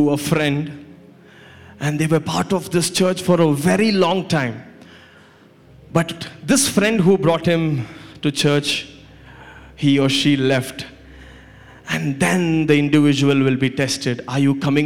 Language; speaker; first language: English; non-native, local second language; Malayalam